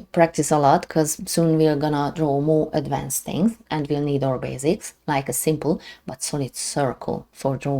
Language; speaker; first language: English; non-native, fluent; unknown